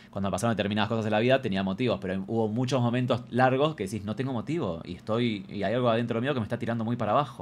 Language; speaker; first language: Spanish; native; Spanish